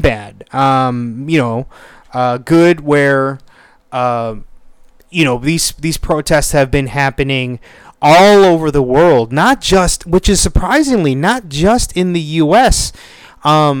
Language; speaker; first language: English; native; English